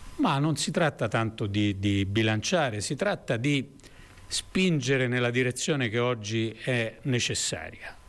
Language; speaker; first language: Italian; native; Italian